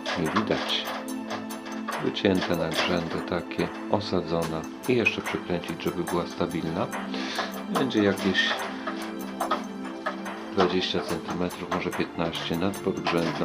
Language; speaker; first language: Polish; native; Polish